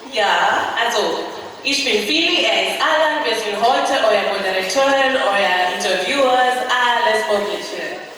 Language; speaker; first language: German; non-native, fluent; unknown